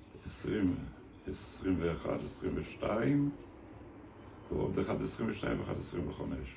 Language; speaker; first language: Hebrew; early bilingual, other home language; German